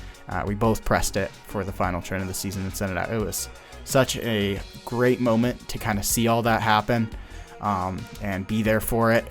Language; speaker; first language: English; native; English